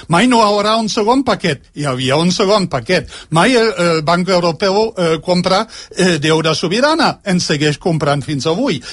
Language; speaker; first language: Catalan; non-native, fluent; German